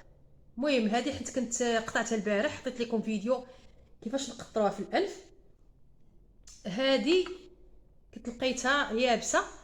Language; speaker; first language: Arabic; native; Arabic